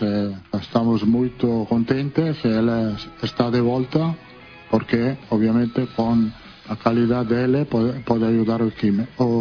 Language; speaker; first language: Portuguese; non-native, fluent; Italian